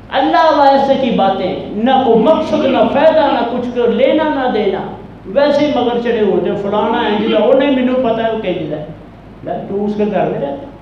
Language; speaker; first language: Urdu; non-native, local second language; Punjabi